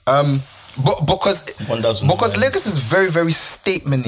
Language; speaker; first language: English; non-native, local second language; Yoruba